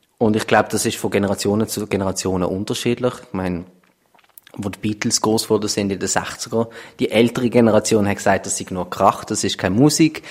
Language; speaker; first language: German; native; German